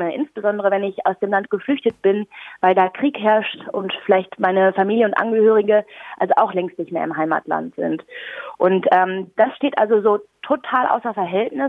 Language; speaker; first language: German; native; German